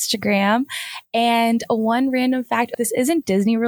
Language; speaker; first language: English; native; English